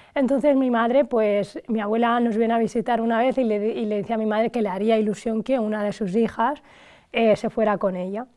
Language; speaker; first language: Spanish; early bilingual, other home language; Arabic